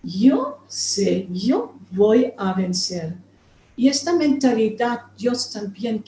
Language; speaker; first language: Spanish; non-native, fluent; German